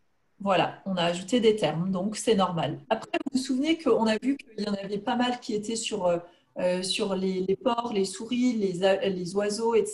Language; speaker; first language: French; native; French